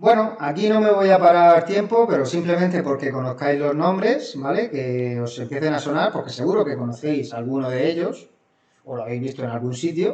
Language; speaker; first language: Spanish; native; Spanish